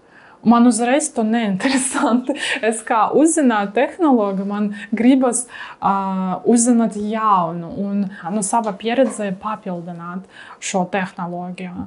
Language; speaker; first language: Latvian; non-native, learner; Russian